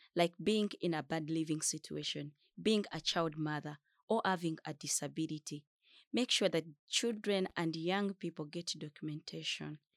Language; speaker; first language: English; non-native, fluent; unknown